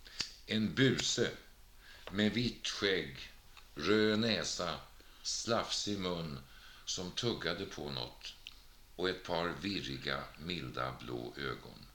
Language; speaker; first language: Swedish; native; Swedish